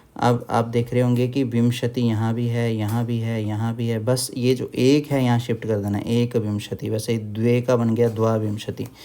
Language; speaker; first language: Hindi; native; Hindi